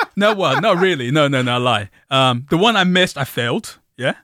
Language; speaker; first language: English; non-native, local second language; Yoruba